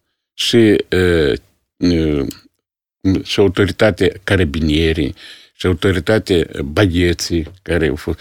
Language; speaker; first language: Romanian; non-native, local second language; Russian